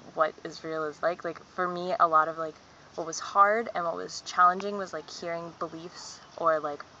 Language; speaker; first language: English; native; English